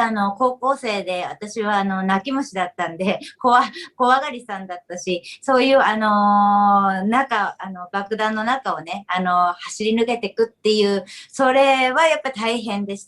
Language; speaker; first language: Japanese; native; Japanese